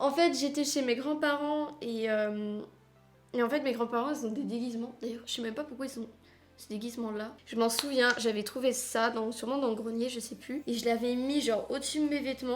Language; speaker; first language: French; native; French